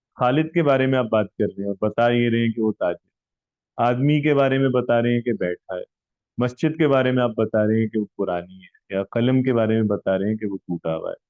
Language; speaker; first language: Urdu; native; Urdu